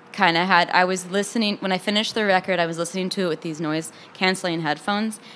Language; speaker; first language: English; native; English